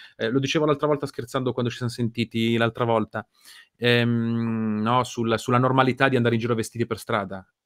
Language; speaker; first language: Italian; native; Italian